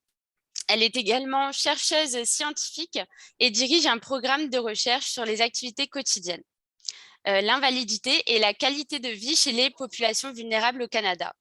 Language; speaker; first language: French; native; French